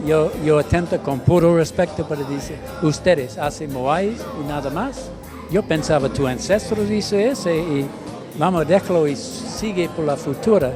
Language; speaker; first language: Spanish; non-native, learner; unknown